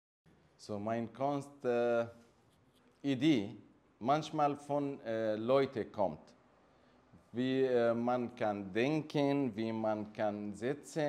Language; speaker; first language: German; non-native, learner; Arabic